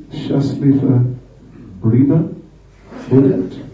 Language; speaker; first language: Russian; non-native, learner; English